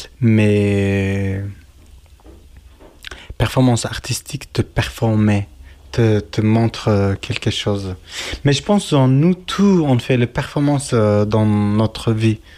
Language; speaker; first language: French; non-native, learner; Kurdish